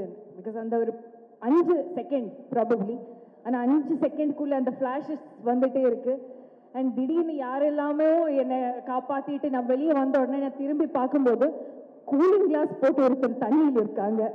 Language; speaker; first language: Tamil; non-native, local second language; Malayalam